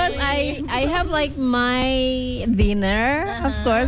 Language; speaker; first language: English; non-native, fluent; Indonesian